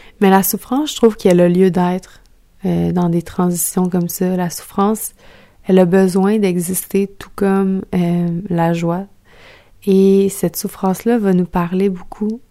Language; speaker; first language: French; native; French